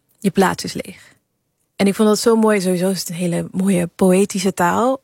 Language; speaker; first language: Dutch; early bilingual, other home language; English